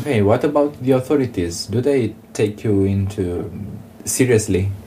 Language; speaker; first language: English; non-native, fluent; Romanian